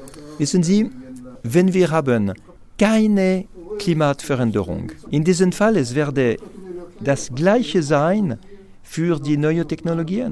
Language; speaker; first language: German; non-native, local second language; French